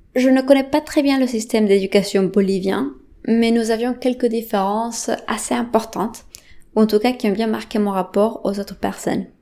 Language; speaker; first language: French; non-native, fluent; Spanish